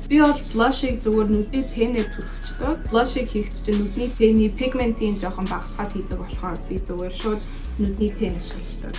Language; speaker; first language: Mongolian; early bilingual, heritage; Mongolian